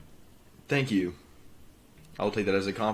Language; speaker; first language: English; native; English